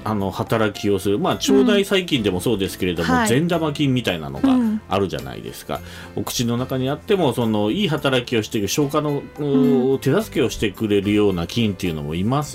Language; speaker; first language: Japanese; native; Japanese